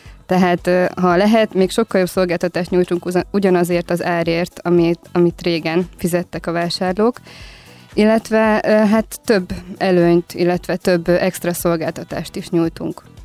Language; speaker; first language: Hungarian; native; Hungarian